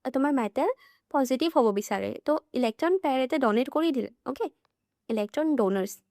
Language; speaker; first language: Hindi; non-native, local second language; Assamese